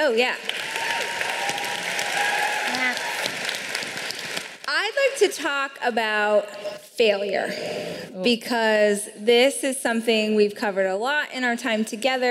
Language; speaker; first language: English; native; English